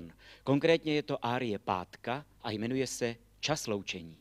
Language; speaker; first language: Czech; native; Czech